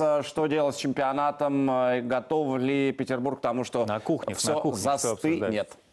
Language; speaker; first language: Russian; native; Russian